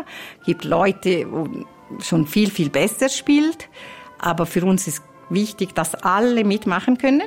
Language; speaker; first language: German; non-native, fluent; Italian